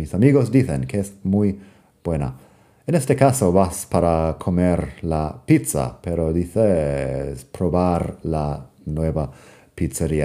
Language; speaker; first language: Spanish; non-native, fluent; English